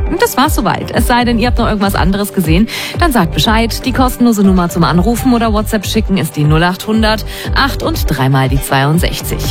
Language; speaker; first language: German; native; German